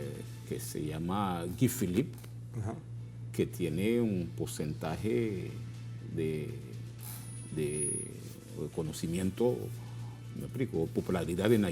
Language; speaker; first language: Spanish; non-native, fluent; Haitian Creole